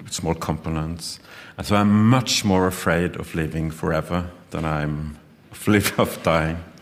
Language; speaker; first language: English; non-native, fluent; Norwegian